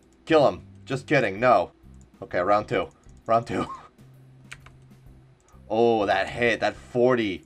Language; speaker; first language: English; native; English